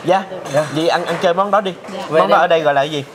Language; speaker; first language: Vietnamese; native; Vietnamese